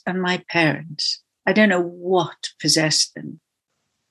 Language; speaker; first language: English; native; English